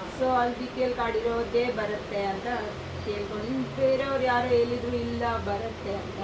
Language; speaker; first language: Kannada; non-native, local second language; Telugu